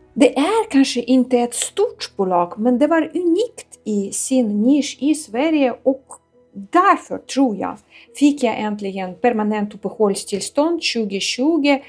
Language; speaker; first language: Swedish; non-native, fluent; Ukrainian